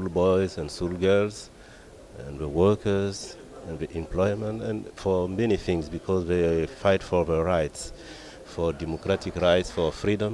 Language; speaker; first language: English; non-native, learner; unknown